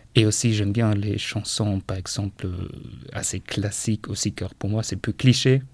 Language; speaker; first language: French; non-native, fluent; German